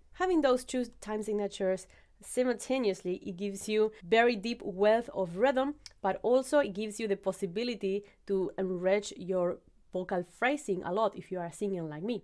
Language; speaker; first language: English; non-native, fluent; Spanish